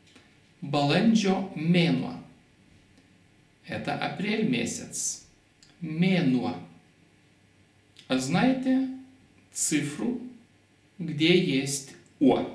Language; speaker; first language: Russian; non-native, fluent; Lithuanian